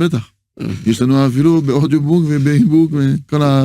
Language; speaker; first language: Hebrew; non-native, fluent; French